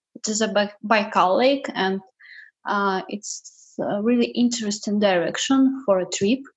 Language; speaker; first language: English; non-native, learner; Russian